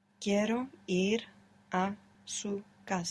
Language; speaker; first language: Spanish; non-native, learner; English